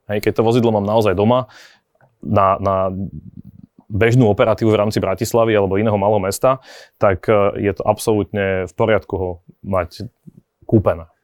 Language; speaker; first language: Slovak; native; Slovak